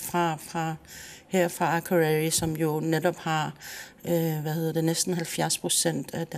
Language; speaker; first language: Danish; non-native, local second language; Kalaallisut